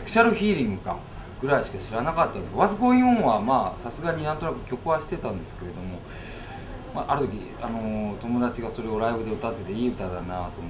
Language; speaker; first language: Japanese; native; Japanese